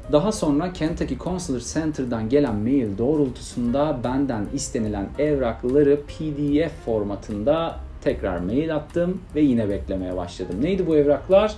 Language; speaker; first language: Turkish; native; Turkish